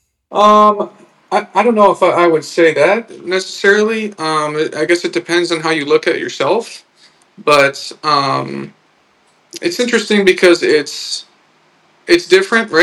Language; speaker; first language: English; native; English